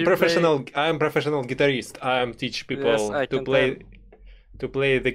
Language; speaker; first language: English; non-native, learner; Russian